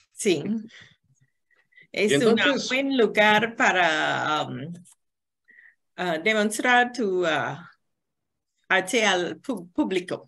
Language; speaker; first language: Spanish; non-native, learner; English